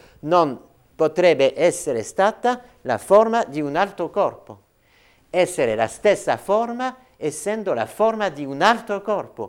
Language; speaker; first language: Italian; non-native, fluent; French